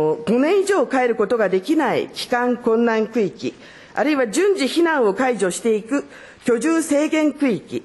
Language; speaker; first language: Japanese; native; Japanese